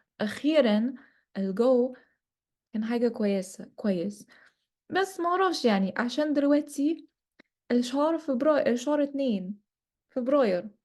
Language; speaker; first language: Egyptian Arabic; non-native, learner; English